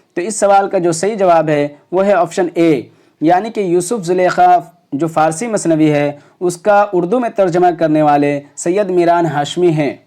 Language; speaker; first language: Urdu; native; Urdu